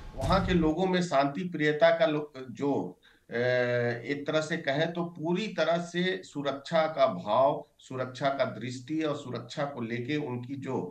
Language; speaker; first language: Hindi; native; Hindi